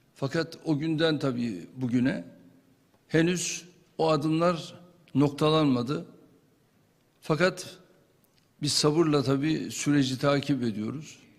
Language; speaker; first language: Turkish; native; Turkish